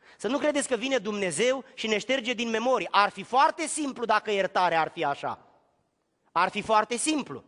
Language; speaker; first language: Romanian; native; Romanian